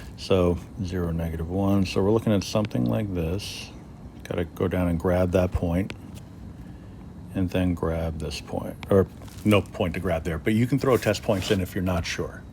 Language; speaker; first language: English; native; English